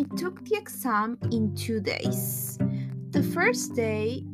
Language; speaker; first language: English; non-native, fluent; Spanish